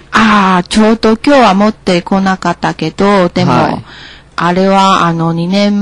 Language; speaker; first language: Japanese; non-native, fluent; Chinese